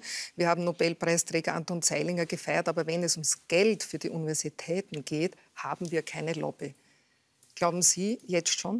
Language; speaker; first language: German; native; German